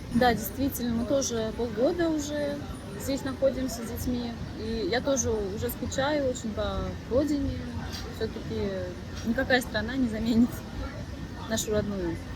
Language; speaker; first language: Russian; native; Russian